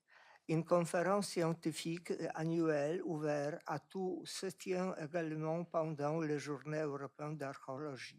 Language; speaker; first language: French; non-native, fluent; Polish